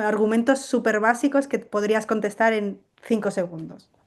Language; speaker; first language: Spanish; native; Spanish